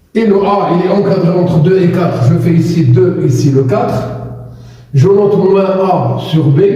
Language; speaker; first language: French; non-native, local second language; Arabic